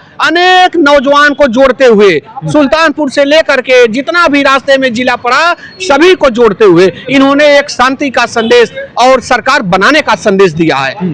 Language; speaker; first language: Hindi; native; Hindi